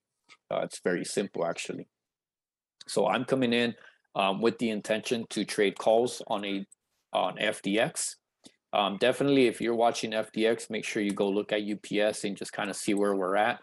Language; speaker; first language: English; native; English